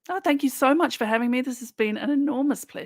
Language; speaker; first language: English; native; English